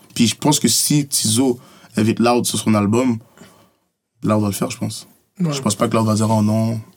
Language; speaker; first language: French; native; French